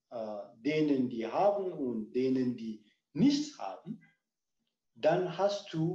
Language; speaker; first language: German; non-native, fluent; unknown